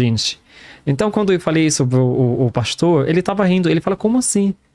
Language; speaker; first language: Portuguese; non-native, fluent; Arabic